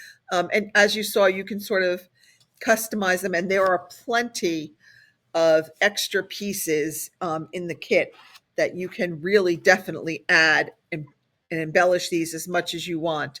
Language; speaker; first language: English; native; English